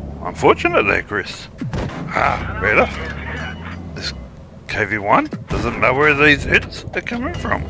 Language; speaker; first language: English; native; English